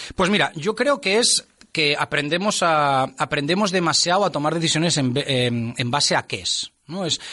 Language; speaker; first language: Spanish; native; Spanish